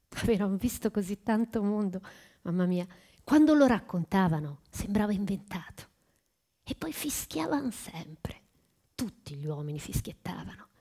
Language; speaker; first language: Italian; native; Italian